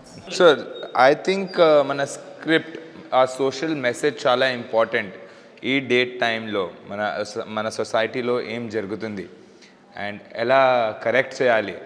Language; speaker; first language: Telugu; non-native, local second language; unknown